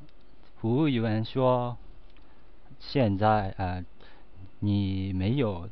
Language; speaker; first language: Chinese; non-native, learner; Japanese